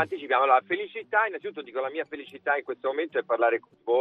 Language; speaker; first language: Italian; native; Italian